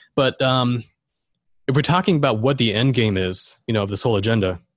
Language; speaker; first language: English; non-native, fluent; German